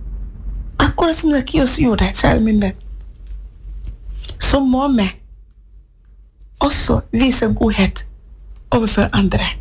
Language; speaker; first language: Norwegian; non-native, fluent; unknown